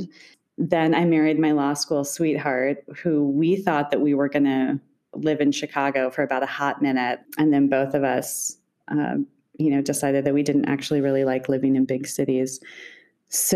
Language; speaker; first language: English; native; English